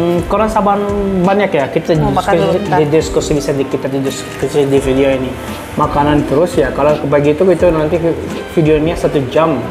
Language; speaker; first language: Indonesian; non-native, learner; Arabic